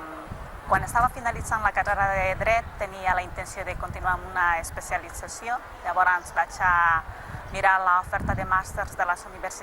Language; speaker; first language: Catalan; non-native, fluent; Spanish